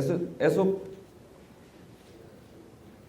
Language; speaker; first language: Spanish; non-native, fluent; Korean